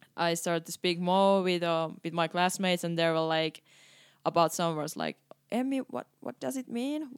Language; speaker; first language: English; non-native, fluent; Finnish